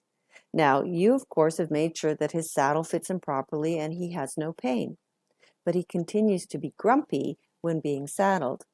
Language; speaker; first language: English; native; English